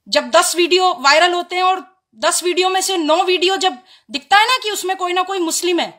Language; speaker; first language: Hindi; native; Hindi